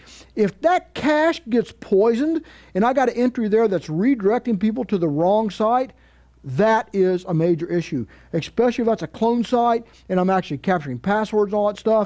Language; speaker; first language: English; native; English